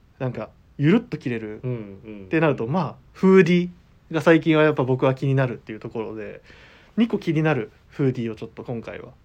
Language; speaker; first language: Japanese; native; Japanese